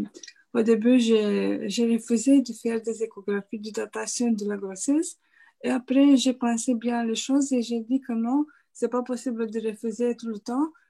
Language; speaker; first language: French; non-native, fluent; Romanian